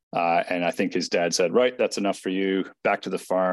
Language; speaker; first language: English; native; English